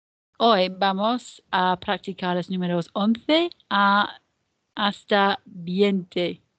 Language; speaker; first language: Spanish; non-native, fluent; English